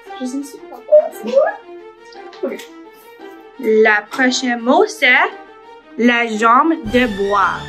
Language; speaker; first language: French; non-native, fluent; English